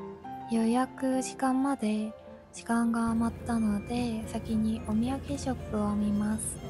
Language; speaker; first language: Japanese; non-native, fluent; Korean